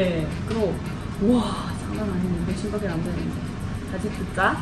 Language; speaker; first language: Korean; non-native, fluent; Vietnamese